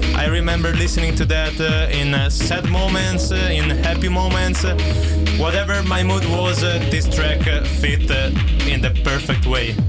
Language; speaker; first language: English; non-native, fluent; Italian